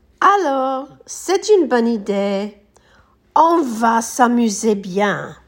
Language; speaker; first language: French; non-native, learner; English